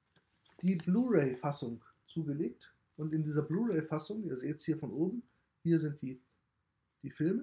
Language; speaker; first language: German; native; German